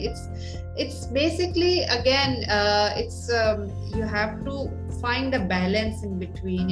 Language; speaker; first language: English; non-native, local second language; Urdu